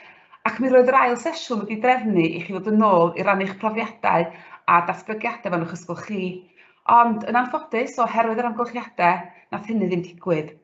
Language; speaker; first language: Welsh; native; Welsh